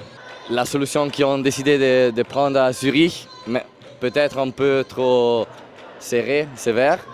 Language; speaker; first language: French; non-native, fluent; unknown